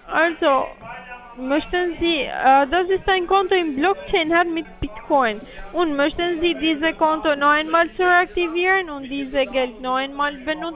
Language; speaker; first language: German; non-native, learner; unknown